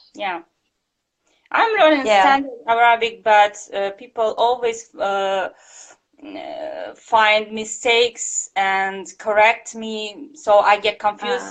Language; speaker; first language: English; non-native, fluent; Russian